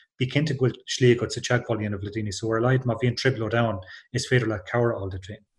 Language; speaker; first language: Irish; non-native, local second language; English